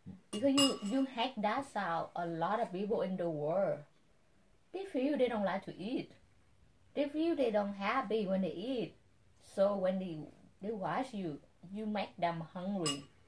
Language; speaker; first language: English; non-native, learner; Vietnamese